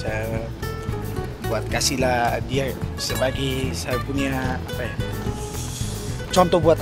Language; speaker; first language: Indonesian; non-native, learner; Tetum